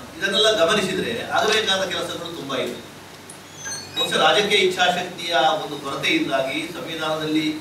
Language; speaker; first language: Kannada; non-native, local second language; Tulu